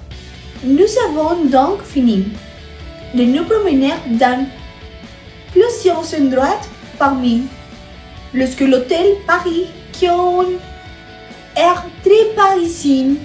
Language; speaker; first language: French; non-native, learner; Spanish